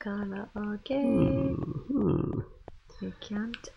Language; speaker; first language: English; non-native, learner; Japanese